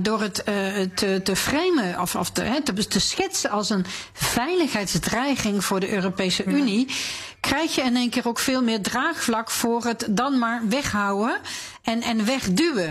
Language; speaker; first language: Dutch; native; Dutch